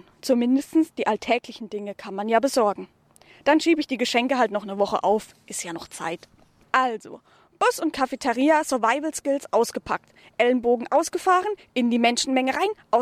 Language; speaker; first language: German; native; German